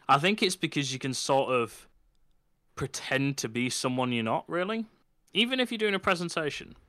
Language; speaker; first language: English; native; English